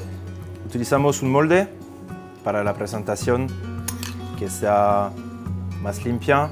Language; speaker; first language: Spanish; non-native, fluent; French